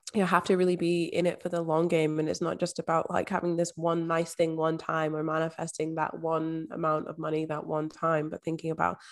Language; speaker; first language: English; native; English